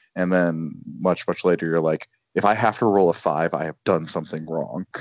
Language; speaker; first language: English; native; English